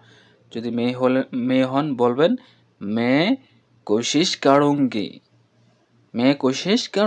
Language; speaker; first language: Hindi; non-native, fluent; Bangla